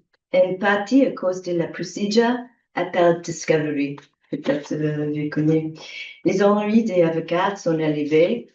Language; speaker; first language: French; non-native, learner; English